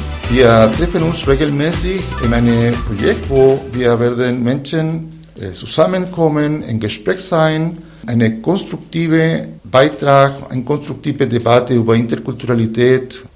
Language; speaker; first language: German; non-native, fluent; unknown